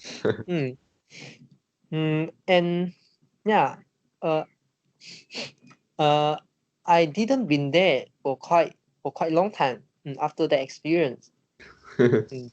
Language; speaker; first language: English; non-native, learner; Chinese